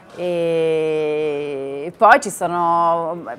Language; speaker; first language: Italian; native; Italian